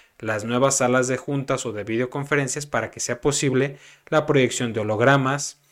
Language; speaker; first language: Spanish; native; Spanish